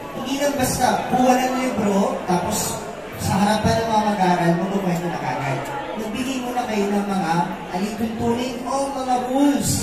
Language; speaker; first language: Filipino; native; Filipino